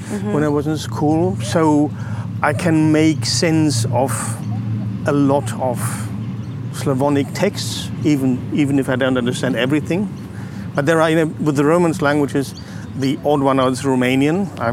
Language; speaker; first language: English; non-native, fluent; German